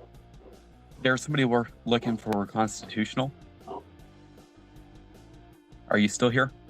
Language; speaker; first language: English; native; English